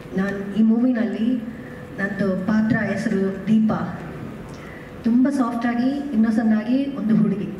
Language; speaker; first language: Kannada; non-native, learner; Malayalam